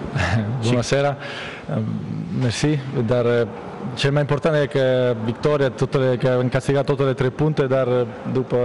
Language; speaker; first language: Romanian; non-native, learner; Italian